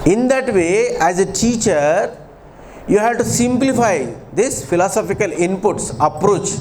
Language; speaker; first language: English; non-native, local second language; Telugu